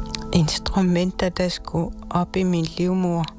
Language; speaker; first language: Danish; non-native, local second language; Kalaallisut